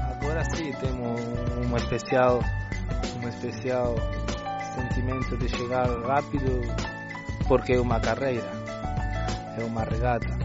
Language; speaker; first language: Portuguese; non-native, learner; Spanish